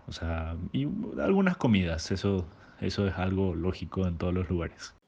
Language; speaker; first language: Spanish; native; Spanish